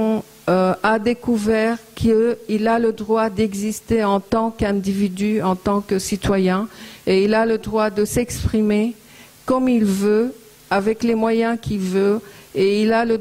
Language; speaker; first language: French; non-native, fluent; Arabic